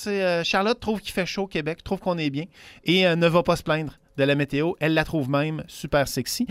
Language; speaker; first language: French; native; French